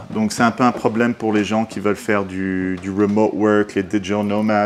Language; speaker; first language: French; native; French